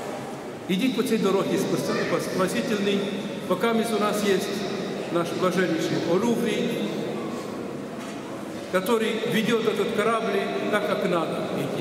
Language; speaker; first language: Russian; non-native, local second language; Ukrainian